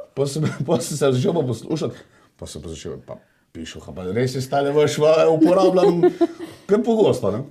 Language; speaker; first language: Slovenian; native; Slovenian